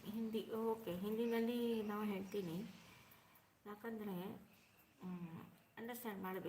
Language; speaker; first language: Kannada; non-native, local second language; Urdu